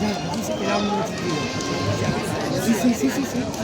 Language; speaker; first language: Spanish; native; Spanish